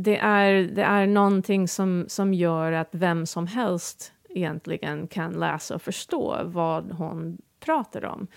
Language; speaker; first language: Swedish; non-native, fluent; English